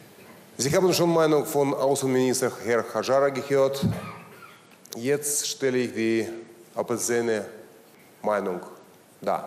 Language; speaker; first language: German; non-native, learner; Russian